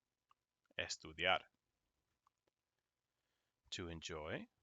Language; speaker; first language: Spanish; non-native, fluent; English